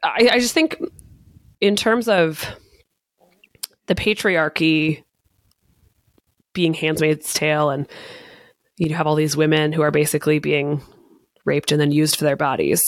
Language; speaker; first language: English; native; English